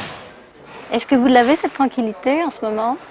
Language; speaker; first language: French; native; French